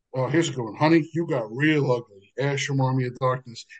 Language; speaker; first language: English; native; English